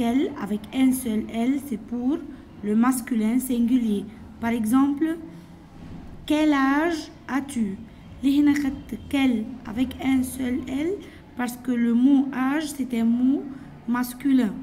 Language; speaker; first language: French; non-native, fluent; Arabic